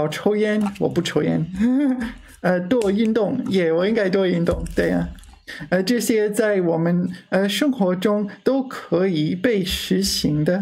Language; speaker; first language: Chinese; non-native, learner; English